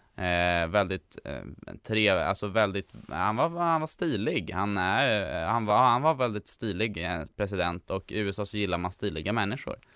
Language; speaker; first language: Swedish; native; Swedish